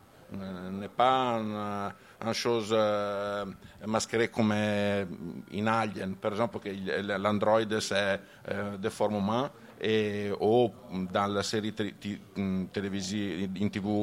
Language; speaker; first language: French; non-native, learner; Italian